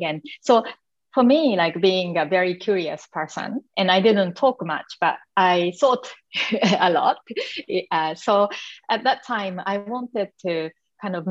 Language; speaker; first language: English; non-native, fluent; Japanese